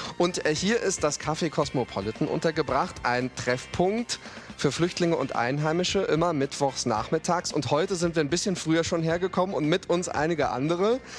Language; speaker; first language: German; native; German